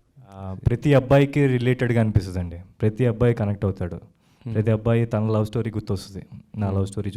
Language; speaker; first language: Telugu; native; Telugu